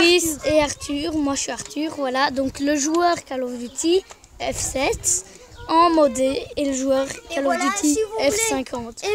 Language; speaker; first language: French; native; French